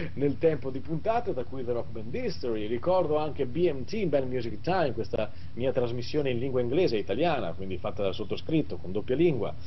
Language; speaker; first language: Italian; native; Italian